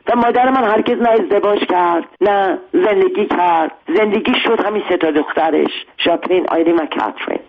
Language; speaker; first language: Persian; non-native, local second language; Armenian